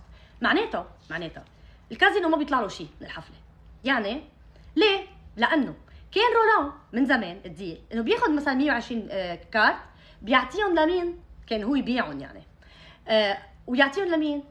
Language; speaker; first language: Arabic; native; Arabic